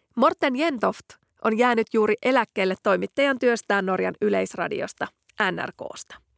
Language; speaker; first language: Finnish; native; Finnish